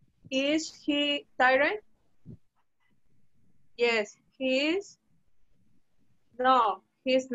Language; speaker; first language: English; non-native, learner; Spanish